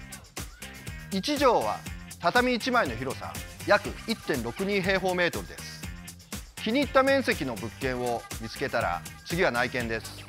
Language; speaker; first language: Japanese; native; Japanese